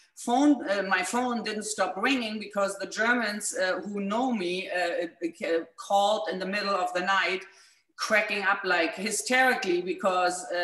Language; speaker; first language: English; non-native, fluent; German